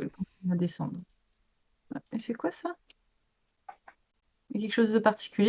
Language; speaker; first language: French; native; French